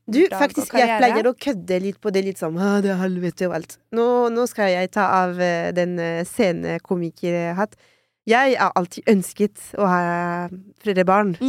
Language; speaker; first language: Norwegian; non-native, fluent; French